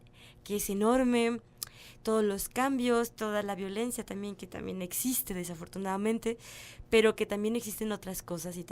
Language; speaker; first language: Spanish; native; Spanish